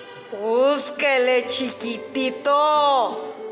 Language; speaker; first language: Spanish; early bilingual, heritage; Spanish